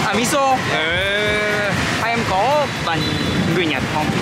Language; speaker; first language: Vietnamese; non-native, learner; Japanese